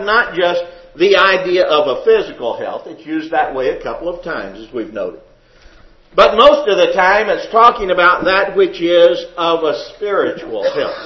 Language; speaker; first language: English; native; English